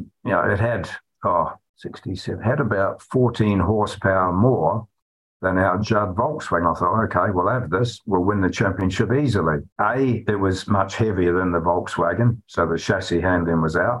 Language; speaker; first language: English; native; English